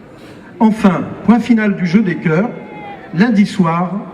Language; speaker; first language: French; native; French